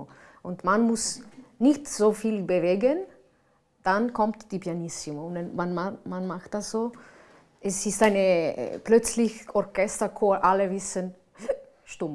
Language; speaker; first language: German; non-native, fluent; Italian